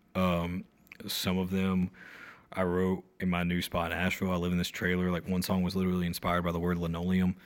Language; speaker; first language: English; native; English